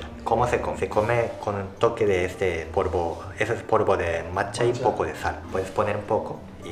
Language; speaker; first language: Spanish; non-native, fluent; Japanese